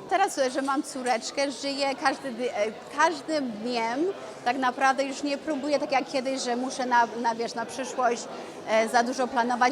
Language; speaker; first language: Polish; early bilingual, heritage; Polish